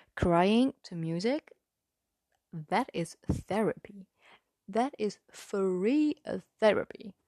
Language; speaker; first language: English; non-native, fluent; Dutch